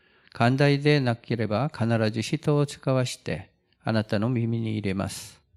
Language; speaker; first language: Japanese; non-native, fluent; Korean